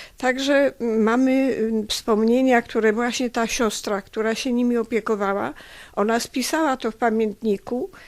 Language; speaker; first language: Polish; native; Polish